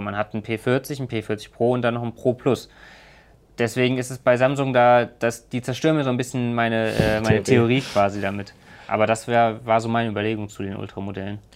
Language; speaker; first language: German; native; German